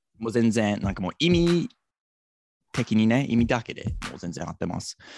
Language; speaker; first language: Japanese; non-native, fluent; English